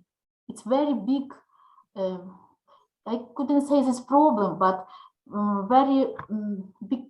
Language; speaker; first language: English; non-native, learner; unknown